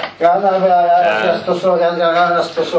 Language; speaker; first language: Norwegian; non-native, learner; Polish